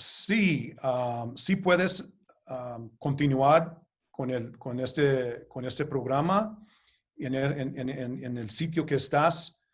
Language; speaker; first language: Spanish; early bilingual, heritage; Spanish